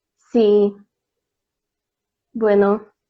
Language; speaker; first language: Spanish; non-native, learner; Portuguese